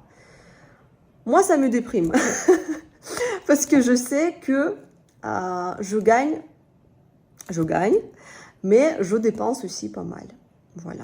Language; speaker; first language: French; non-native, fluent; Russian